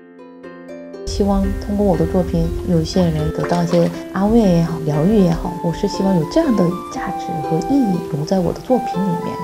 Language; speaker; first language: Chinese; non-native, fluent; Korean